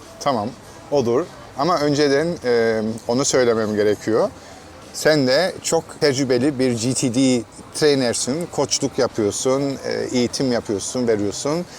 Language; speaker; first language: Turkish; non-native, fluent; German